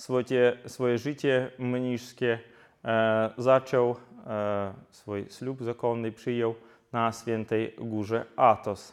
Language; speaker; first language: Polish; non-native, fluent; Ukrainian